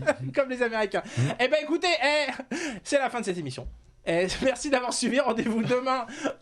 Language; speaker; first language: French; native; French